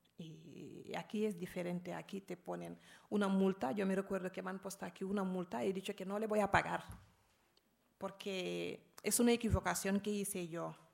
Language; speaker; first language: Spanish; non-native, fluent; Arabic